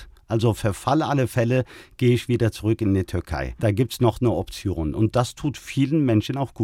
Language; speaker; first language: German; early bilingual, other home language; Turkish